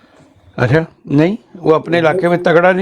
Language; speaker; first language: Urdu; native; Urdu